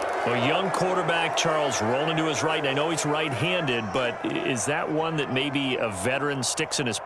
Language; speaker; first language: English; native; English